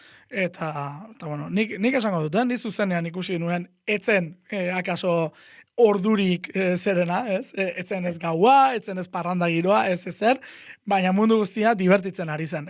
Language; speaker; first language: Basque; native; Basque